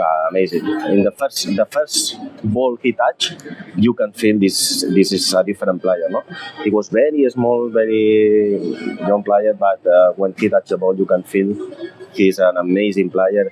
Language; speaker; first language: English; non-native, fluent; Spanish